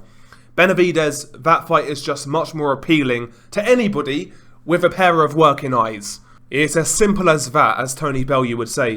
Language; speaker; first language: English; native; English